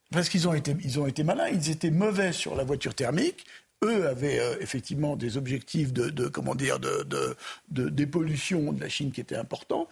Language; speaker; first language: French; native; French